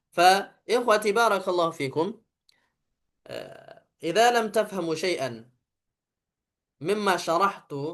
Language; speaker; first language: Arabic; non-native, fluent; Indonesian